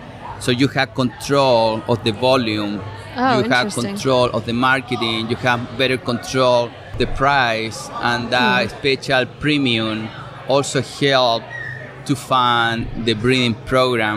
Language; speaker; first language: English; non-native, fluent; Spanish